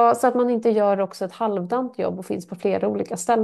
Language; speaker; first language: Swedish; native; Swedish